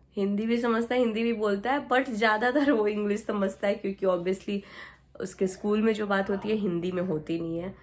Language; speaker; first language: Hindi; native; Hindi